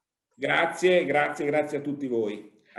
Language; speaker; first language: Italian; native; Italian